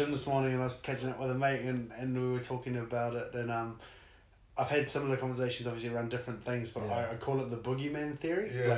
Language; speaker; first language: English; native; English